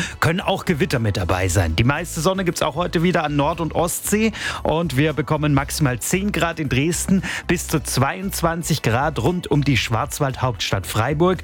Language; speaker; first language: German; native; German